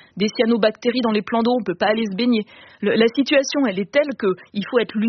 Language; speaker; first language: French; native; French